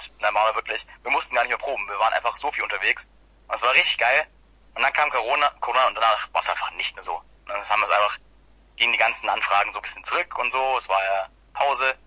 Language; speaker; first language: German; native; German